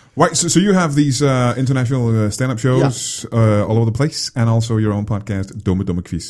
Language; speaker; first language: English; non-native, fluent; Danish